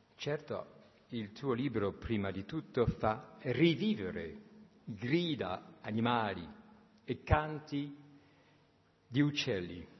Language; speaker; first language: Italian; non-native, fluent; French